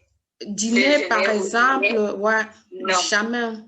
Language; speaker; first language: French; native; French